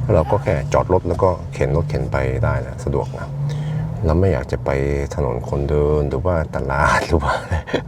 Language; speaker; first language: Thai; non-native, fluent; Norwegian